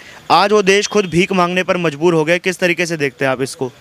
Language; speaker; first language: Hindi; native; Hindi